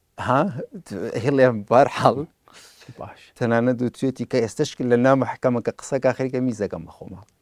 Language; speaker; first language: Central Kurdish; early bilingual, heritage; Central Kurdish